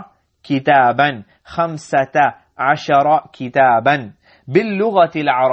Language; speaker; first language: Arabic; non-native, fluent; English